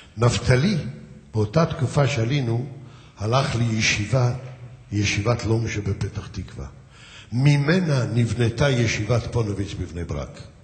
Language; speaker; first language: Hebrew; early bilingual, other home language; Yiddish